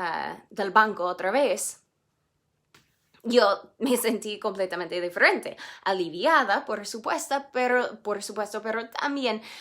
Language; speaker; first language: Spanish; non-native, fluent; English